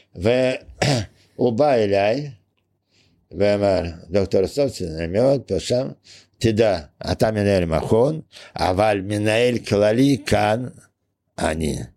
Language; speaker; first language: Hebrew; non-native, fluent; Russian